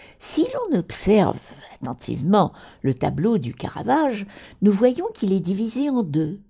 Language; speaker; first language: French; non-native, fluent; Russian